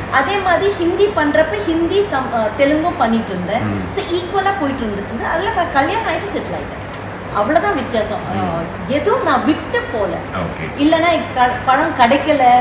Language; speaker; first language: Tamil; non-native, local second language; Telugu